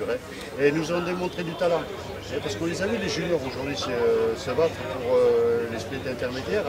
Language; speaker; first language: French; native; French